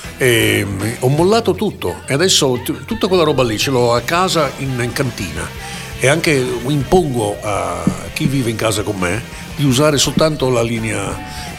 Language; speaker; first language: Italian; early bilingual, heritage; Italian